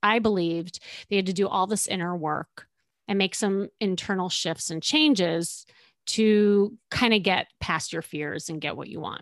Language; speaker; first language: English; native; English